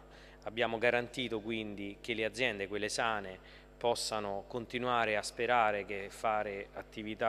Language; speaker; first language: Italian; native; Italian